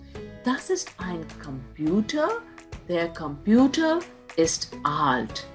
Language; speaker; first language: German; non-native, fluent; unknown